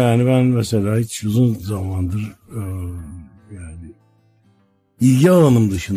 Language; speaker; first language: Turkish; native; Turkish